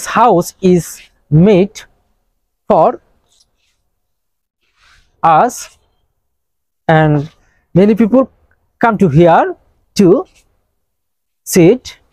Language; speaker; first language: English; non-native, learner; Bangla